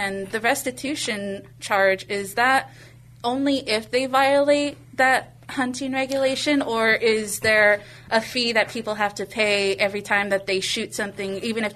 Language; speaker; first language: English; native; English